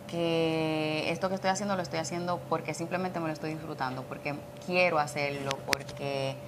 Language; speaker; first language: Spanish; native; Spanish